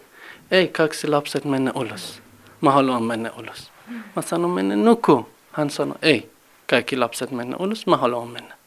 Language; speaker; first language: Finnish; non-native, learner; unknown